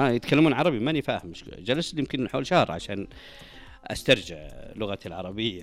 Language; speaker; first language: Arabic; native; Arabic